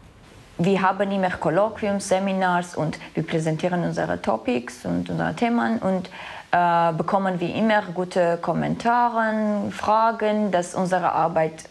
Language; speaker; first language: German; non-native, fluent; Armenian